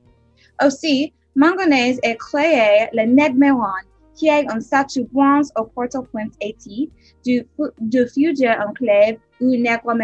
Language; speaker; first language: French; non-native, learner; English